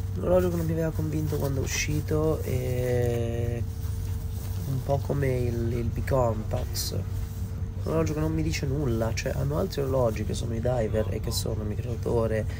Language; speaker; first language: Italian; native; Italian